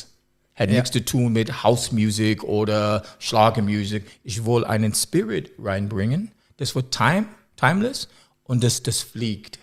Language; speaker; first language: German; non-native, learner; English